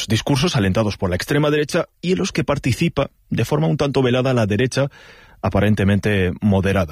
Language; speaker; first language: Spanish; native; Spanish